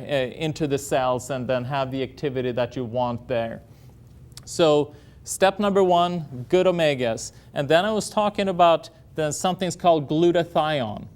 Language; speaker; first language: English; non-native, fluent; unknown